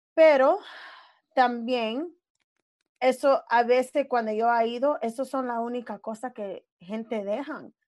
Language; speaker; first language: Spanish; early bilingual, other home language; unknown